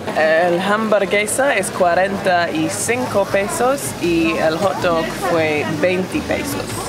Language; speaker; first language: Spanish; non-native, learner; English